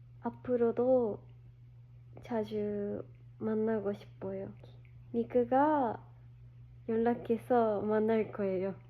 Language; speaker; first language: Korean; non-native, learner; Japanese